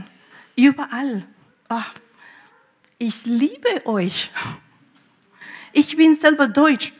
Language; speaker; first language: German; early bilingual, heritage; German